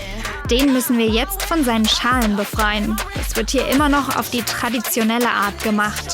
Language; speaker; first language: German; native; German